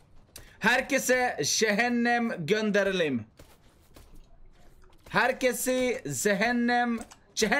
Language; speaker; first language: Turkish; non-native, learner; Swedish